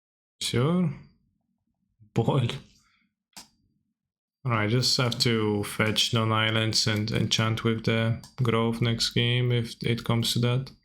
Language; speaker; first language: English; non-native, fluent; Polish